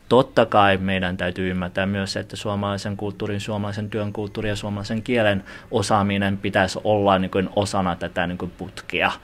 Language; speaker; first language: Finnish; early bilingual, other home language; Chinese